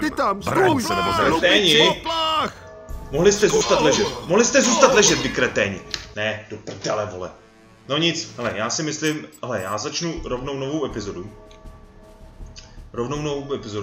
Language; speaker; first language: Czech; native; Czech